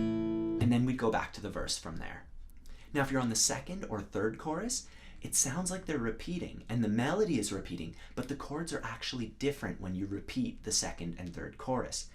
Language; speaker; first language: English; native; English